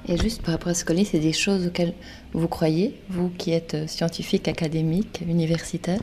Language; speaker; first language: French; native; French